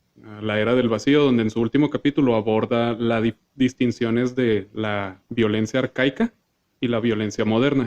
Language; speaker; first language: Spanish; native; Spanish